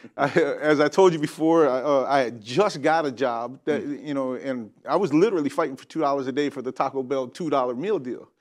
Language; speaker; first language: English; native; English